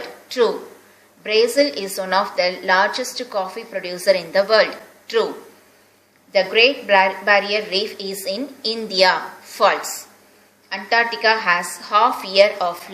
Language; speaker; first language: English; non-native, local second language; Tamil